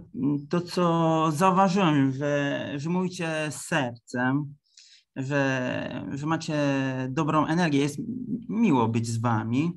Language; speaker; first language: Polish; early bilingual, heritage; Italian